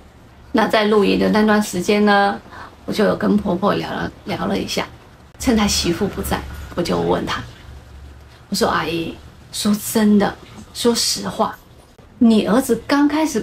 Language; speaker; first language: Chinese; native; Chinese